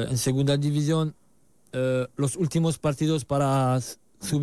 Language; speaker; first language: Spanish; non-native, learner; French